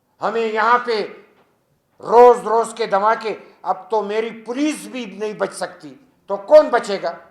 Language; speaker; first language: Urdu; non-native, local second language; Pashto